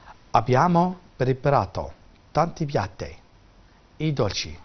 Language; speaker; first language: Italian; non-native, fluent; Arabic